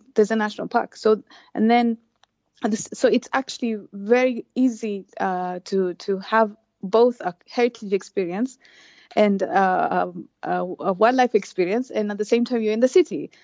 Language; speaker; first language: English; non-native, local second language; Swahili